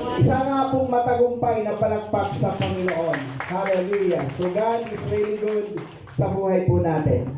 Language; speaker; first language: Filipino; non-native, local second language; Pampanga